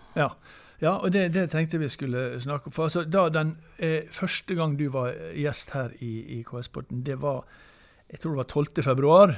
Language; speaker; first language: Norwegian; native; Norwegian